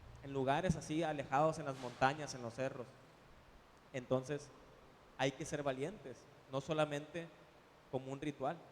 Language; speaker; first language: Spanish; native; Spanish